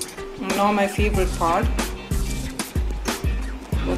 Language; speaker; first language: English; non-native, fluent; German